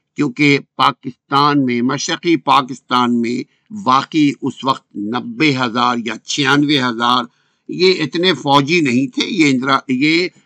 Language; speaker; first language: Urdu; native; Urdu